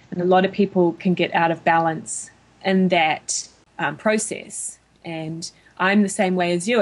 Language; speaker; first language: English; native; English